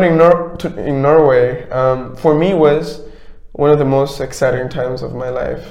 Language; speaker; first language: English; non-native, fluent; Spanish